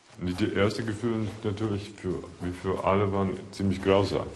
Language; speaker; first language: German; non-native, fluent; Latvian